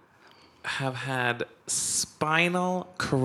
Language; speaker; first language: English; native; English